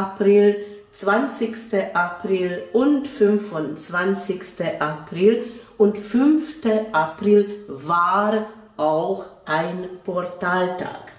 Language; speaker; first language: German; non-native, fluent; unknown